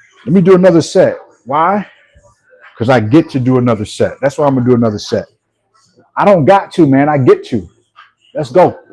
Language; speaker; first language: English; native; English